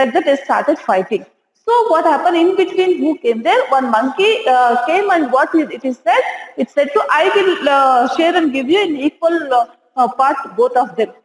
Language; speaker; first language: English; non-native, local second language; Hindi